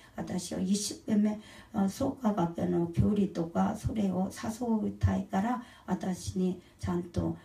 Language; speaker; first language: Japanese; non-native, learner; Korean